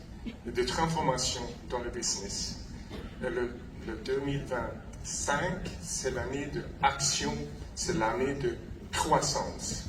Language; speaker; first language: French; non-native, fluent; English